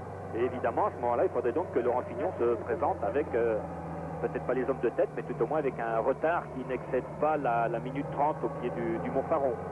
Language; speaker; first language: French; native; French